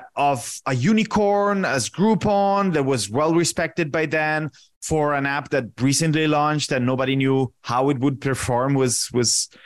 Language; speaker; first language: English; non-native, fluent; Italian